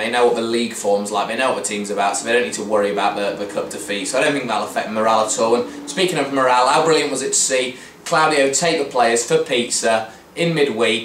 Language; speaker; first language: English; native; English